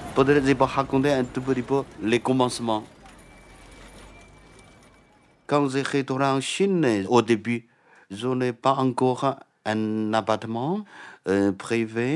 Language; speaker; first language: French; non-native, fluent; Chinese